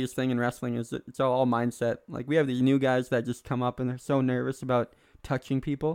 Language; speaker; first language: English; native; English